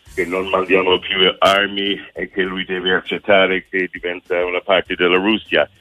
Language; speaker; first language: Italian; non-native, fluent; English